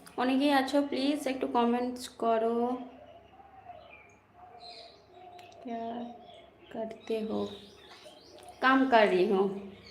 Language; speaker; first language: Hindi; non-native, local second language; Bangla